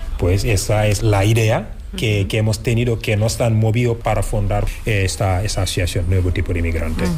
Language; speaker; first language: Spanish; non-native, fluent; Wolof